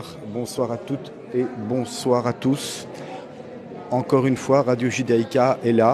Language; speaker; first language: French; native; French